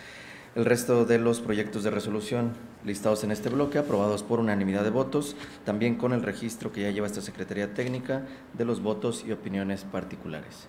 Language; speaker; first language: Spanish; native; Spanish